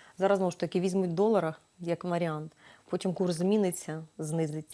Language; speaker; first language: Ukrainian; native; Ukrainian